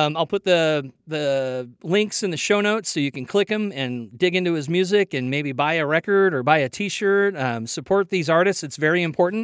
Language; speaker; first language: English; native; English